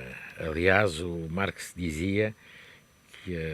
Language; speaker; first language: Portuguese; native; Portuguese